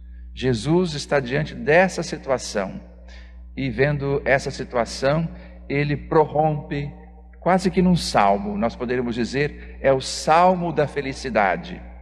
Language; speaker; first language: Portuguese; native; Portuguese